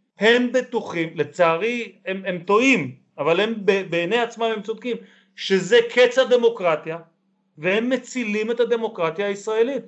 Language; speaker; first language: Hebrew; native; Hebrew